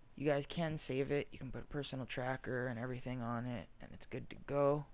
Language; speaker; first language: English; native; English